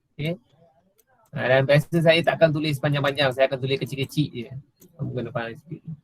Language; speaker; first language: Malay; non-native, local second language; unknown